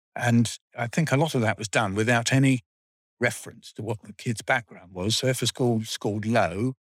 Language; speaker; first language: English; native; English